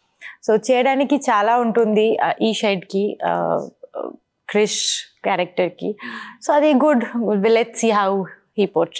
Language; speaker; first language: Telugu; non-native, learner; Bangla